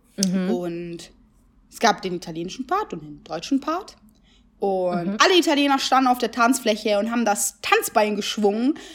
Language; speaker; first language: German; early bilingual, other home language; Italian